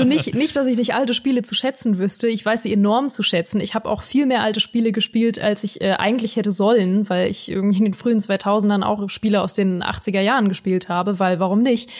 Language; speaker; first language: German; native; German